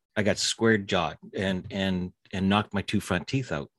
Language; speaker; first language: English; native; English